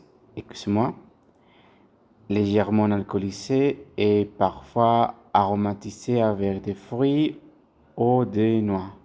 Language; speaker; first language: French; non-native, learner; Spanish